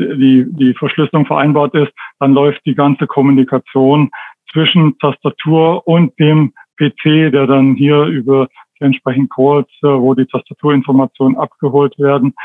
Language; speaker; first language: German; native; German